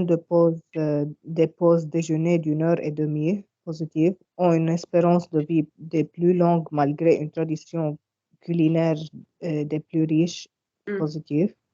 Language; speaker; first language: French; non-native, learner; Arabic